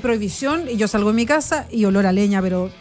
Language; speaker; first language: Spanish; native; Spanish